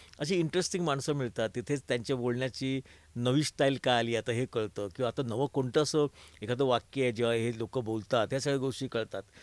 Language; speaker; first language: Marathi; native; Marathi